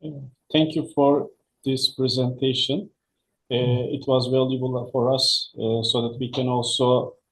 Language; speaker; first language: English; non-native, fluent; Turkish